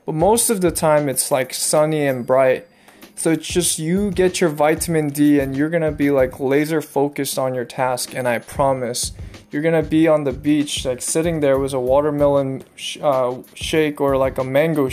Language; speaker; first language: English; non-native, local second language; Korean